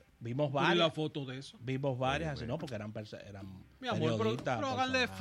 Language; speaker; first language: Spanish; native; Spanish